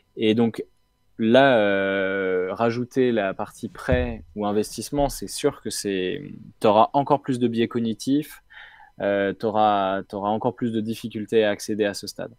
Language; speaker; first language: French; native; French